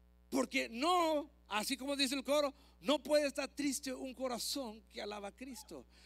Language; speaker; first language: Spanish; early bilingual, heritage; Spanish